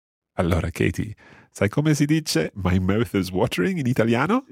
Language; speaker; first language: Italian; non-native, fluent; English